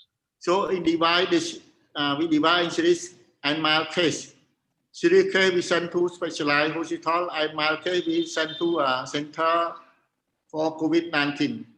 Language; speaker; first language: English; non-native, learner; Khmer